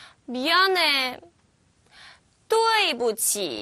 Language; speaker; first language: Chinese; non-native, fluent; Korean